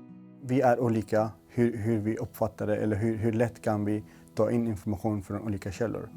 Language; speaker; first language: Swedish; non-native, local second language; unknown